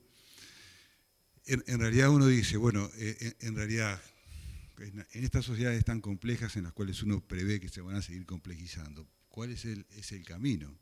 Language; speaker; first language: Spanish; native; Spanish